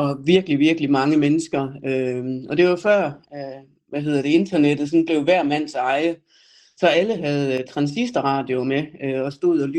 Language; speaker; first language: Danish; native; Danish